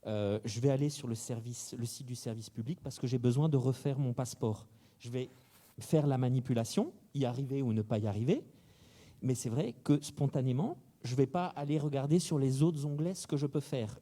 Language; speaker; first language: French; native; French